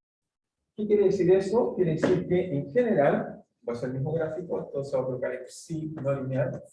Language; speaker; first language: Spanish; native; Spanish